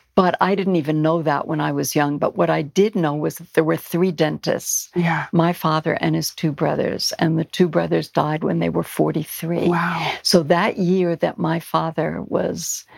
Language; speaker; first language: English; native; English